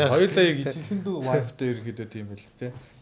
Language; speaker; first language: Mongolian; native; Mongolian